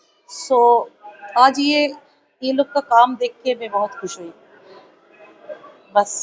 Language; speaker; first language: Hindi; non-native, local second language; Bangla